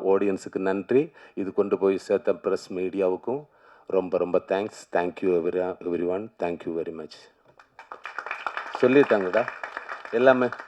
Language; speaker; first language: Tamil; non-native, learner; Malayalam